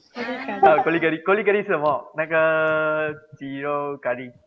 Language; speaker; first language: Chinese; non-native, local second language; Tamil